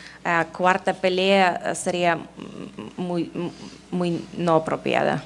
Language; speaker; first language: Spanish; non-native, fluent; Russian